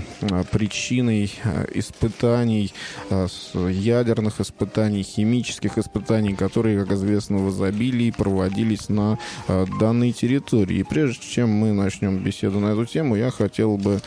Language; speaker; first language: Russian; native; Russian